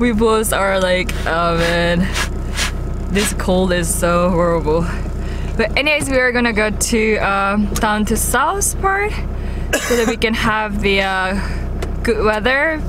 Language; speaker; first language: English; non-native, fluent; Korean